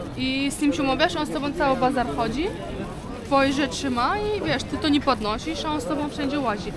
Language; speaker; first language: Polish; non-native, fluent; Uzbek